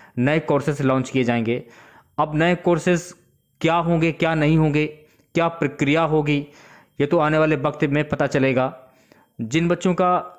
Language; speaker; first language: Hindi; native; Hindi